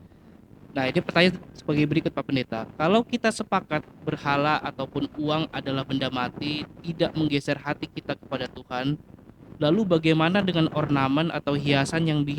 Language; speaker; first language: Indonesian; native; Indonesian